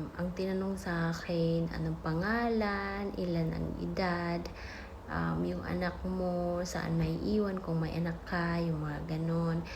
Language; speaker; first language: Filipino; non-native, local second language; Waray